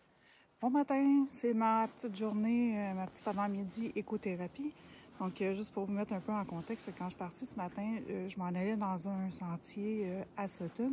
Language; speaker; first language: French; native; French